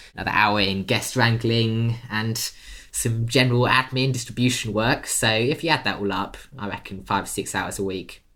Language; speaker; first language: English; native; English